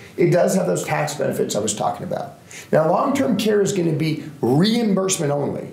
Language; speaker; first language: English; native; English